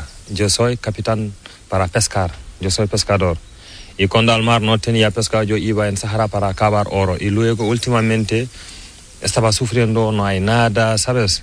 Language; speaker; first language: Spanish; non-native, learner; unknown